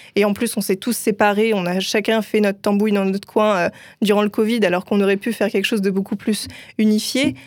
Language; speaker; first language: French; native; French